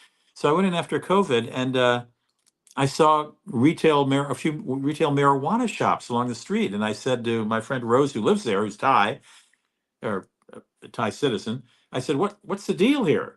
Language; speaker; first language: English; native; English